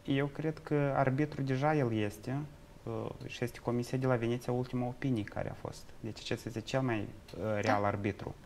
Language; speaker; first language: Romanian; native; Romanian